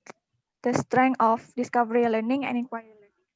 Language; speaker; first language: English; non-native, learner; Indonesian